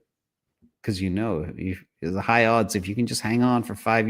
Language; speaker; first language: English; native; English